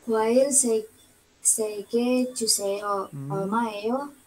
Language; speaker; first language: Korean; non-native, learner; Indonesian